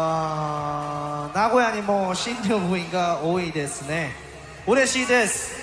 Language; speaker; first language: Japanese; non-native, learner; Korean